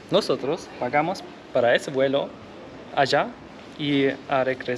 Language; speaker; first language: Spanish; non-native, learner; German